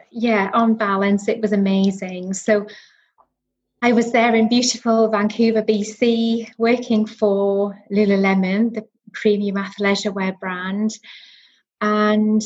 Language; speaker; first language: English; native; English